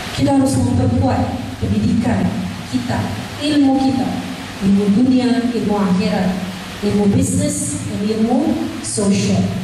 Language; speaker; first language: Indonesian; non-native, fluent; English